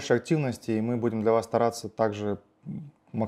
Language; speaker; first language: Russian; native; Russian